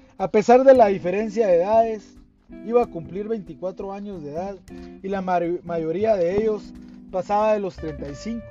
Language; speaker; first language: Spanish; native; Spanish